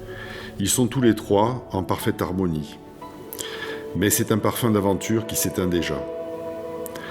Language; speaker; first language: French; native; French